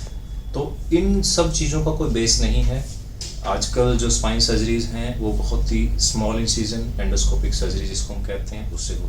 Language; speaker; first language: Hindi; native; Hindi